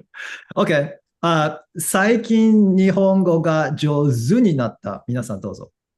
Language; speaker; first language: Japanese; non-native, fluent; English